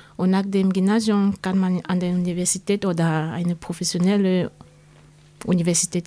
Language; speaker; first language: German; non-native, learner; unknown